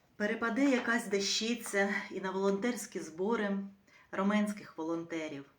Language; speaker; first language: Ukrainian; native; Ukrainian